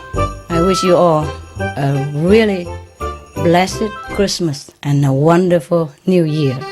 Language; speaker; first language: English; non-native, fluent; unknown